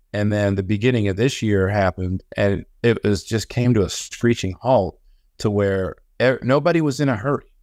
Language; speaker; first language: English; native; English